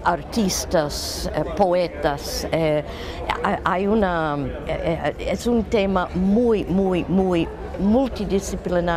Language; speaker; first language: Spanish; non-native, fluent; English